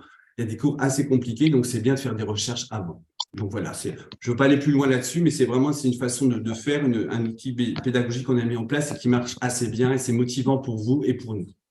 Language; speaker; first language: French; native; French